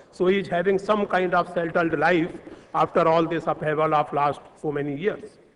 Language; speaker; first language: English; non-native, local second language; Hindi